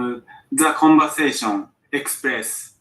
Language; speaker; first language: English; non-native, learner; Japanese